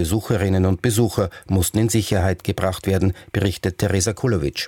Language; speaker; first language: German; native; German